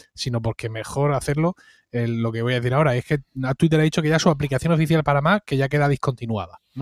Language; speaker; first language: Spanish; native; Spanish